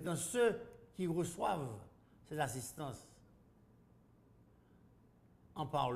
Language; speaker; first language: French; non-native, local second language; Haitian Creole